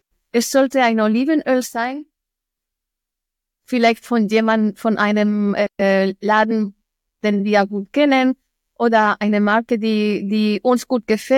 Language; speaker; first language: German; non-native, fluent; Spanish